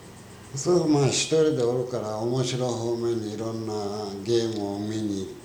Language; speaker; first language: Japanese; native; Japanese